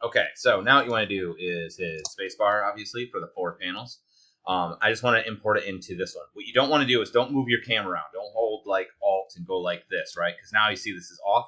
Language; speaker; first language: English; native; English